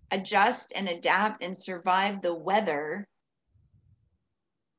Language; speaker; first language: English; native; English